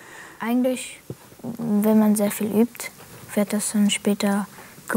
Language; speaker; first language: German; early bilingual, other home language; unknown